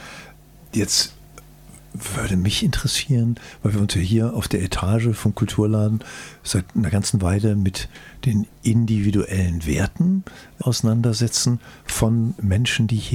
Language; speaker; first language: German; native; German